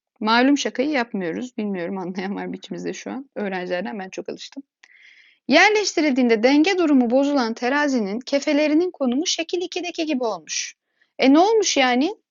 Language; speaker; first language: Turkish; native; Turkish